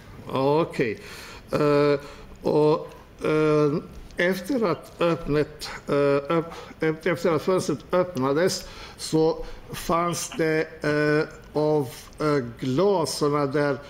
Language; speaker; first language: Swedish; non-native, fluent; Albanian